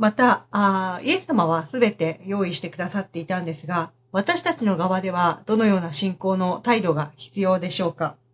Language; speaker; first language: Japanese; native; Japanese